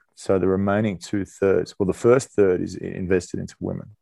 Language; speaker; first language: English; native; English